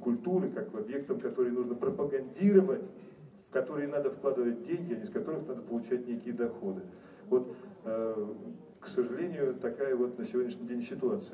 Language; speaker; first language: Russian; native; Russian